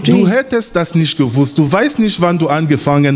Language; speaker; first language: German; non-native, fluent; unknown